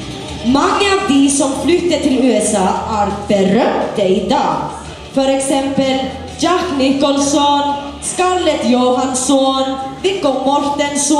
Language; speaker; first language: Norwegian; non-native, learner; Icelandic